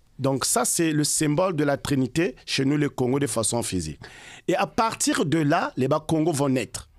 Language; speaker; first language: French; non-native, local second language; Kongo